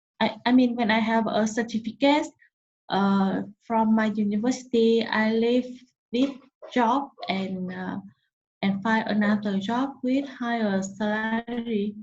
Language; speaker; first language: English; non-native, learner; Vietnamese